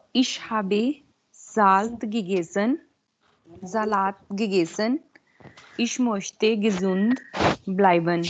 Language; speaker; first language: German; non-native, learner; Hindi